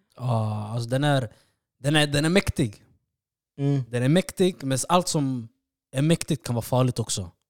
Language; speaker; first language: Swedish; early bilingual, other home language; Somali